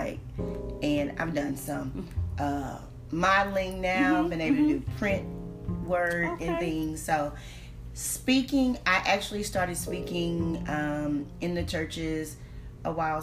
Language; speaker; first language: English; native; English